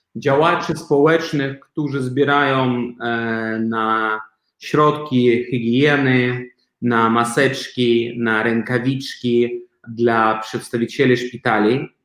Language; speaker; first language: Polish; non-native, fluent; Belarusian